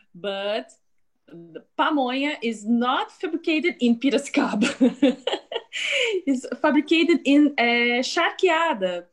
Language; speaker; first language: English; non-native, learner; Portuguese